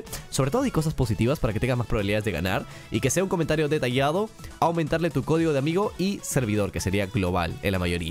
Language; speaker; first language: Spanish; native; Spanish